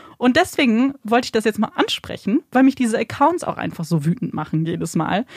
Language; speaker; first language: German; native; German